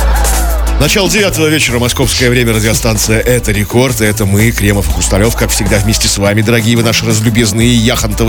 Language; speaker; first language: Russian; native; Russian